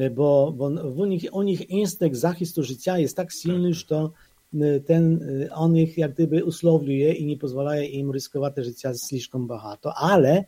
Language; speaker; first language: Polish; non-native, fluent; Ukrainian